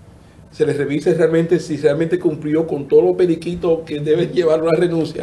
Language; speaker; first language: Spanish; native; Spanish